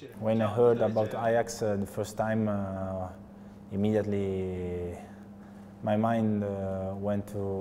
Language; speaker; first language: English; non-native, learner; Italian